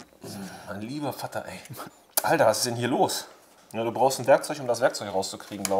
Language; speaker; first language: German; native; German